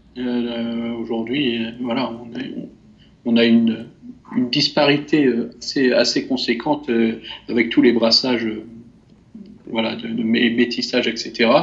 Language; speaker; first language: French; native; French